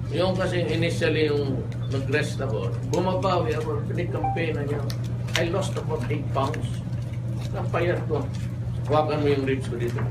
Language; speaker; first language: Filipino; non-native, local second language; Cebuano